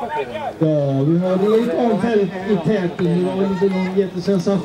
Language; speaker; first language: Swedish; native; Swedish